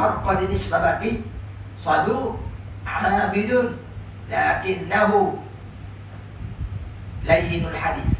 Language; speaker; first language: Arabic; non-native, fluent; Malay